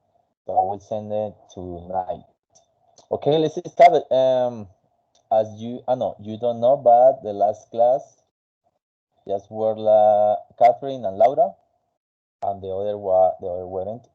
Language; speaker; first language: English; non-native, fluent; Spanish